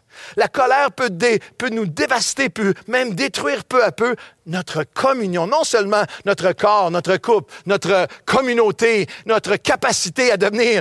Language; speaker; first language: French; native; French